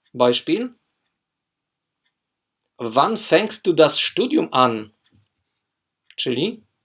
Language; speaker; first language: German; non-native, fluent; Polish